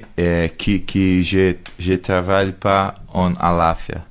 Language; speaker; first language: French; non-native, learner; Portuguese